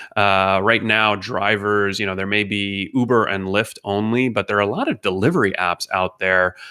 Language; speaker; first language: English; native; English